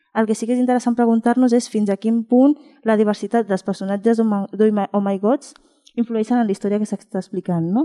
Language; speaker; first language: Catalan; non-native, fluent; Spanish